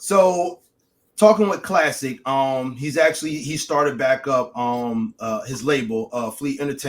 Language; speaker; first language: English; native; English